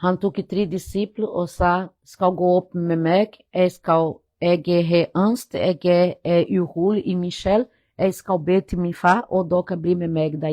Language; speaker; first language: Norwegian; non-native, fluent; Portuguese